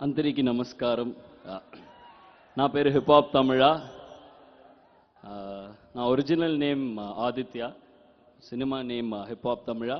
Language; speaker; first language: Telugu; non-native, learner; Tamil